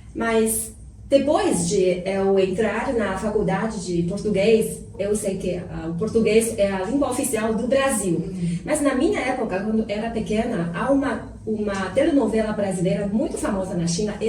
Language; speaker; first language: Portuguese; non-native, fluent; Chinese